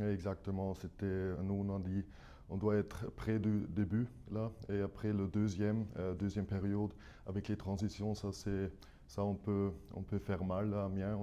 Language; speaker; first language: French; non-native, fluent; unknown